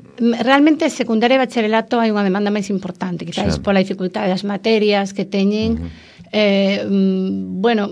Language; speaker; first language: Galician; non-native, local second language; Spanish